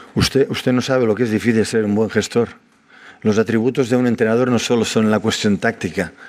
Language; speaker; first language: Spanish; non-native, local second language; Catalan